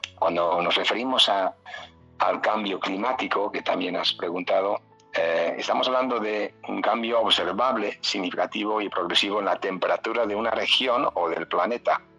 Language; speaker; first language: Spanish; early bilingual, other home language; English